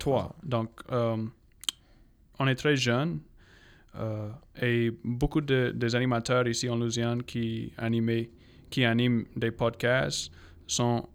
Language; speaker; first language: French; non-native, local second language; English